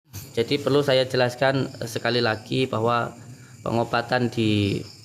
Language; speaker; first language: Indonesian; non-native, local second language; Javanese